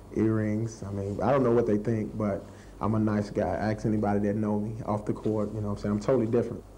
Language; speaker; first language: English; native; English